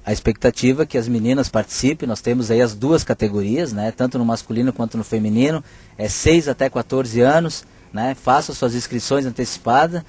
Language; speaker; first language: Portuguese; native; Portuguese